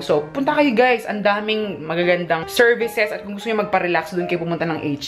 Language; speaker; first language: Filipino; native; Filipino